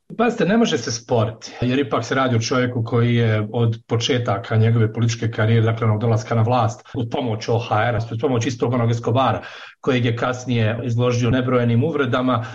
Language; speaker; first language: Croatian; native; Croatian